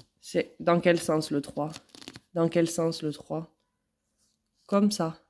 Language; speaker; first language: French; native; French